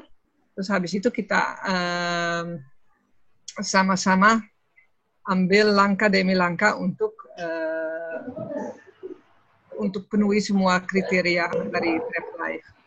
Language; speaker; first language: Indonesian; non-native, fluent; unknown